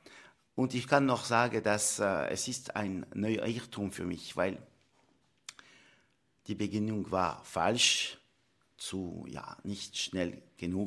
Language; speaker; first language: German; non-native, local second language; French